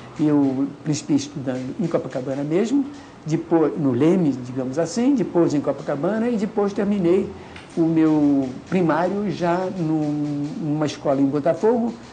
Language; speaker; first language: Portuguese; native; Portuguese